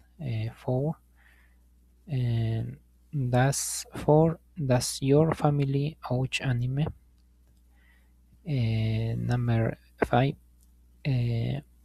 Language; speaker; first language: English; non-native, learner; Spanish